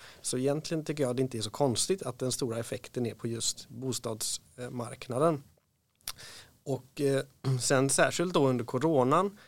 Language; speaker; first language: Swedish; native; Swedish